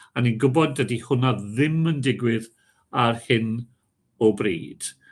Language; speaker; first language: Welsh; non-native, local second language; English